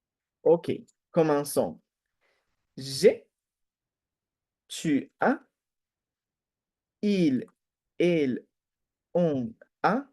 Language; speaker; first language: French; non-native, fluent; Spanish